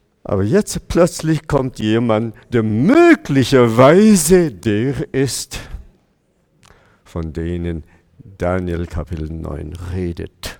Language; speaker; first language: German; non-native, fluent; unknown